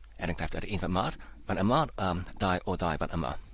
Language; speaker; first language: Welsh; non-native, learner; Polish